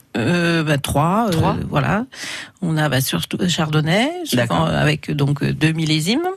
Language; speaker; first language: French; native; French